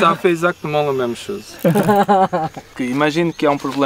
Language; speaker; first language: French; non-native, learner; Portuguese